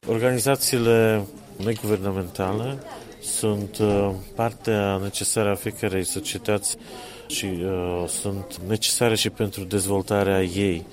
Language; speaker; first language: Romanian; non-native, fluent; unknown